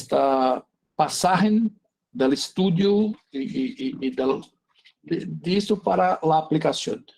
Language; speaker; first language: Spanish; non-native, fluent; Portuguese